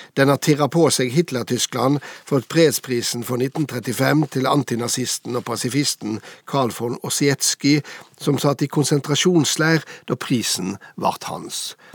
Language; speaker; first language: Norwegian; native; Norwegian